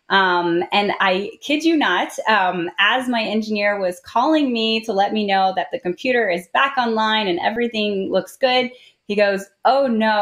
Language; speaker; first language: English; native; English